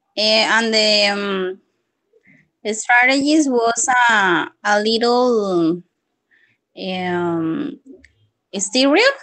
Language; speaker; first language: English; non-native, learner; Spanish